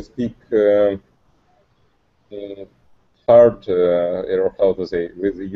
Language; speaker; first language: English; non-native, learner; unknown